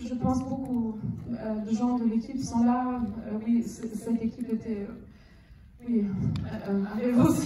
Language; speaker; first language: French; non-native, learner; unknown